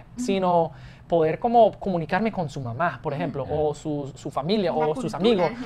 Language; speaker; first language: Spanish; non-native, fluent; English